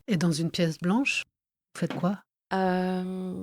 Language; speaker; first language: French; native; French